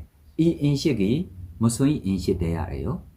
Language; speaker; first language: Korean; non-native, fluent; Burmese